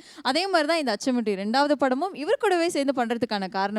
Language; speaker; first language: Tamil; native; Tamil